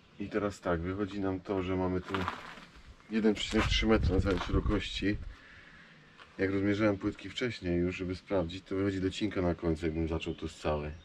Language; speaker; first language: Polish; native; Polish